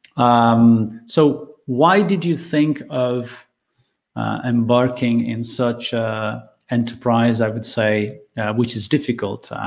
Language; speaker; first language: English; non-native, fluent; Italian